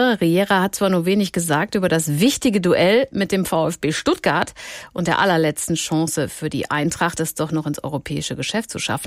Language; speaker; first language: German; native; German